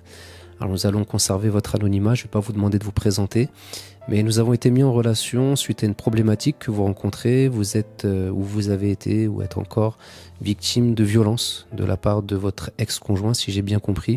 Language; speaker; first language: French; native; French